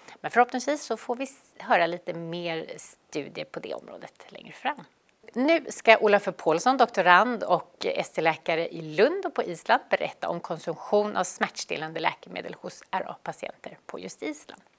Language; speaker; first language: Swedish; native; Swedish